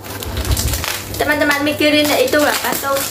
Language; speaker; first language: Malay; non-native, learner; Vietnamese